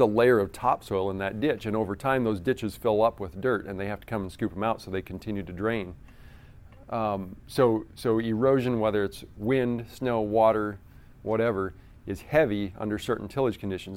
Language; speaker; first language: English; native; English